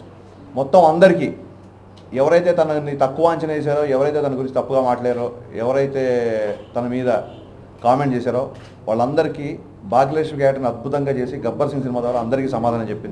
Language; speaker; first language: Telugu; native; Telugu